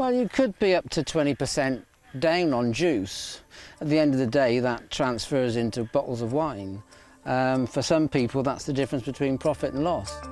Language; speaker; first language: English; native; English